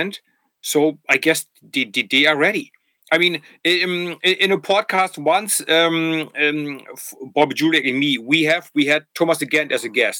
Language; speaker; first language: English; non-native, fluent; German